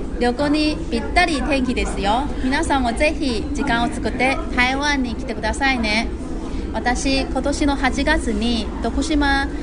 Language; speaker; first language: Japanese; non-native, fluent; Chinese